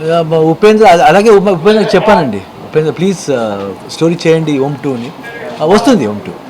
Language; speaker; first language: Telugu; non-native, learner; Kannada